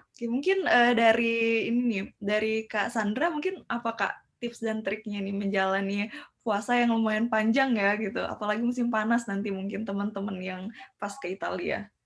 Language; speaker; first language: Indonesian; native; Indonesian